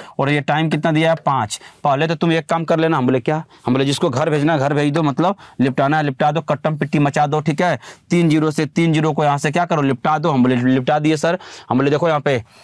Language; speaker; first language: Hindi; native; Hindi